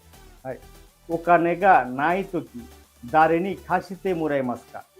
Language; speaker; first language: Japanese; non-native, fluent; Bangla